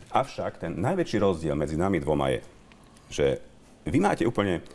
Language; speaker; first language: Slovak; native; Slovak